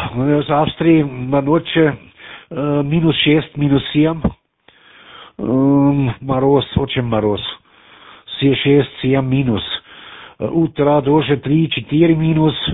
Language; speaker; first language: Russian; non-native, learner; German